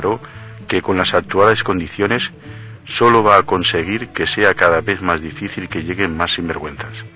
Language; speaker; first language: Spanish; native; Spanish